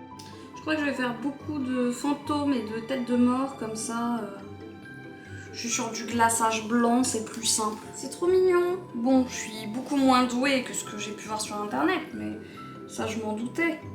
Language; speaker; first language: French; native; French